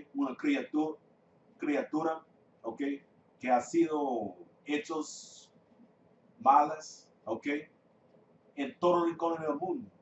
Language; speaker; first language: Spanish; non-native, fluent; English